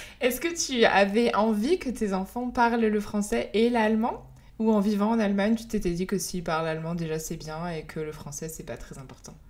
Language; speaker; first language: French; native; French